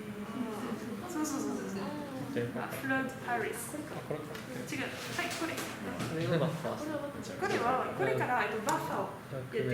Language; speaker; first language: Japanese; non-native, learner; French